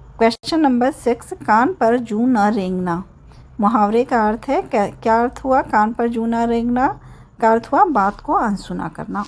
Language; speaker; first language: Hindi; native; Hindi